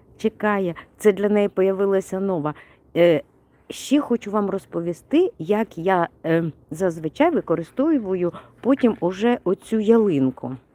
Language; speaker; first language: Ukrainian; non-native, local second language; Russian